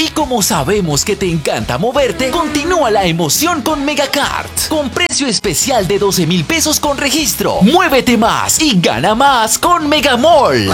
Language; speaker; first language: Spanish; native; Spanish